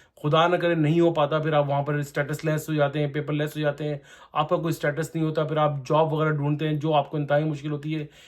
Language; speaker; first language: Urdu; non-native, local second language; Punjabi